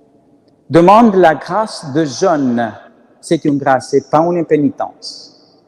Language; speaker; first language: French; non-native, learner; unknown